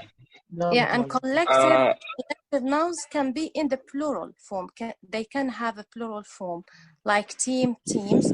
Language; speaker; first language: English; non-native, fluent; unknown